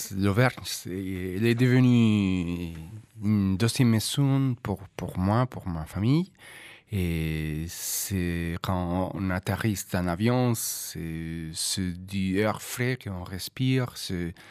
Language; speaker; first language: French; non-native, fluent; Spanish